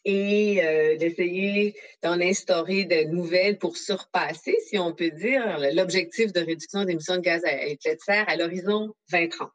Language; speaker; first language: French; native; French